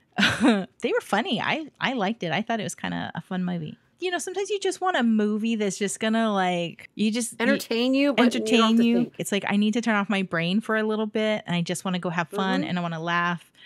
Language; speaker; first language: English; native; English